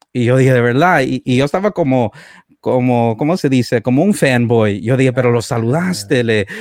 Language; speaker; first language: Spanish; early bilingual, heritage; Spanish